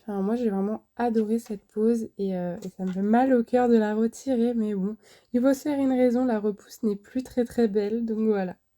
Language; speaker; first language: French; native; French